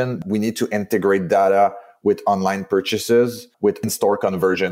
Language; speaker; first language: English; non-native, fluent; French